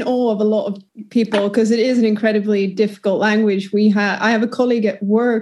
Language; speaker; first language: English; non-native, fluent; Swedish